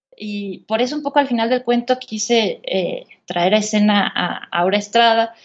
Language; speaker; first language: Spanish; native; Spanish